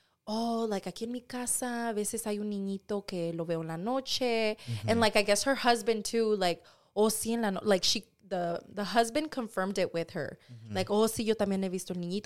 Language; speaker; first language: Spanish; early bilingual, heritage; Spanish